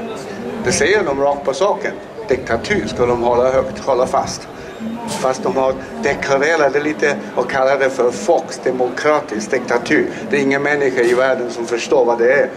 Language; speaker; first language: Swedish; non-native, fluent; Chinese